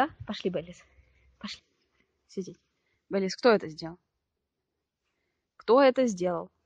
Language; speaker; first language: Russian; native; Russian